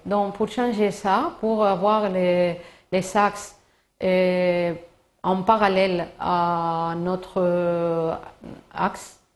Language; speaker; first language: French; non-native, learner; Spanish